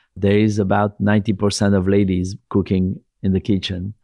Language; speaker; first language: English; non-native, fluent; French